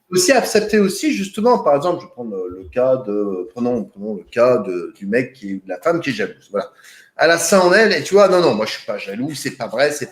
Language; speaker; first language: French; native; French